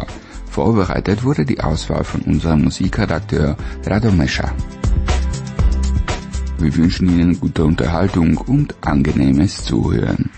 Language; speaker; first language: German; native; German